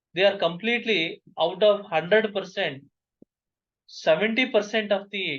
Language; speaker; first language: English; non-native, local second language; Kannada